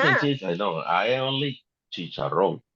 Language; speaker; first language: English; non-native, learner; Spanish